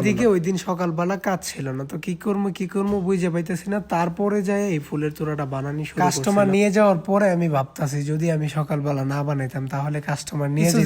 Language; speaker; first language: Bangla; native; Bangla